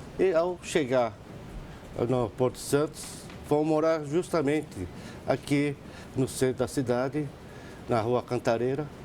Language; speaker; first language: Portuguese; early bilingual, other home language; Japanese